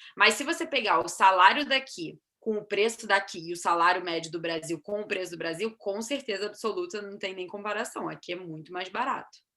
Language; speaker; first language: Portuguese; native; Portuguese